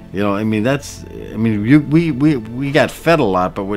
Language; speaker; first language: English; native; English